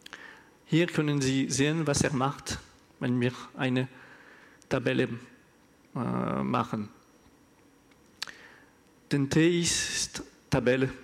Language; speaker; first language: German; non-native, learner; French